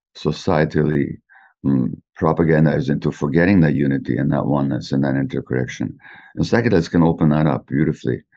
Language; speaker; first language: English; native; English